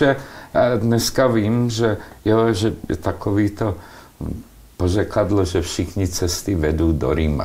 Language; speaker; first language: Czech; non-native, local second language; Slovak